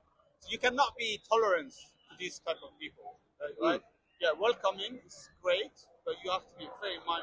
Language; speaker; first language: English; non-native, fluent; Persian